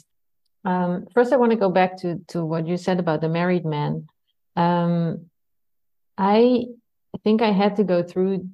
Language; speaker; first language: English; non-native, fluent; Dutch